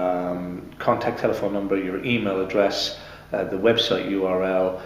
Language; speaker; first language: English; native; English